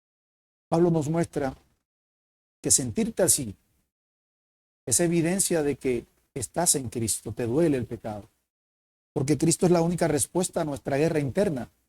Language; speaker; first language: Spanish; native; Spanish